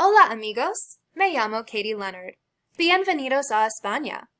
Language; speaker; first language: Spanish; non-native, learner; English